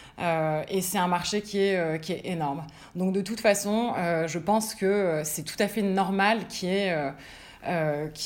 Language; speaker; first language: French; native; French